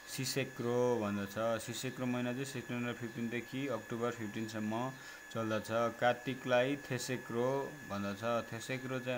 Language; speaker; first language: Nepali; non-native, local second language; Limbu